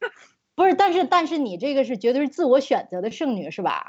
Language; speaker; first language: Chinese; native; Chinese